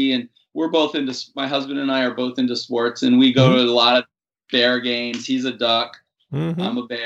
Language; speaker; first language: English; native; English